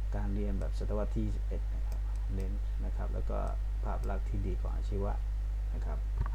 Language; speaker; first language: Thai; non-native, local second language; Pattani Malay